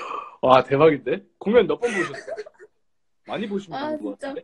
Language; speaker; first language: Korean; native; Korean